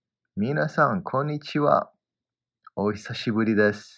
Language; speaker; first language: Japanese; non-native, learner; English